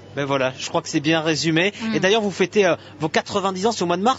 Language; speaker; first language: French; native; French